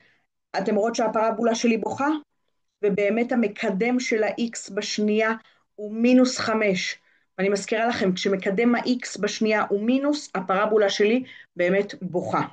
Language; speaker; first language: Hebrew; native; Hebrew